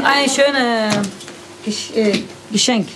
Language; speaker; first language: German; non-native, learner; Kurdish